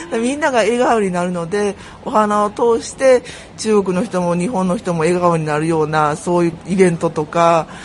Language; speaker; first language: Japanese; native; Japanese